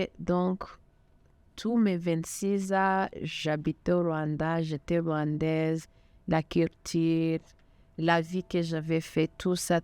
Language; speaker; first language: French; non-native, local second language; Kinyarwanda